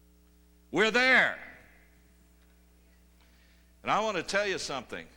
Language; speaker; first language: English; native; English